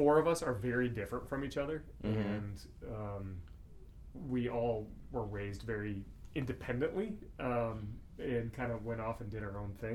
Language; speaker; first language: English; native; English